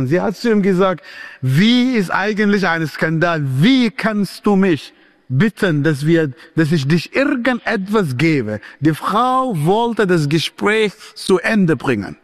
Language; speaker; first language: German; non-native, fluent; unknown